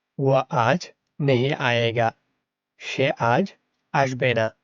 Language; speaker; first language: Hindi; non-native, learner; Bangla